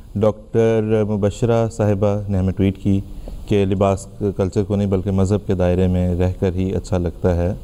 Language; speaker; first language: Urdu; native; Urdu